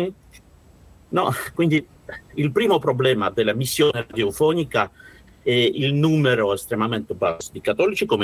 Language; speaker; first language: Italian; non-native, learner; Russian